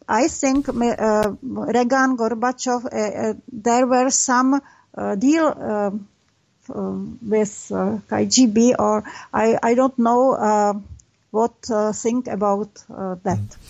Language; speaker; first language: English; non-native, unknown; Czech